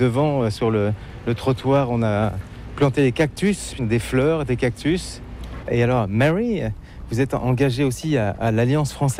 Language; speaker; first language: French; native; French